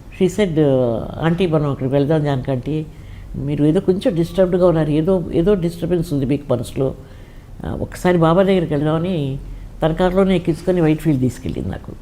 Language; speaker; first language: Telugu; native; Telugu